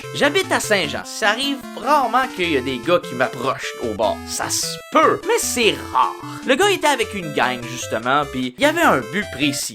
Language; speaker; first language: French; native; French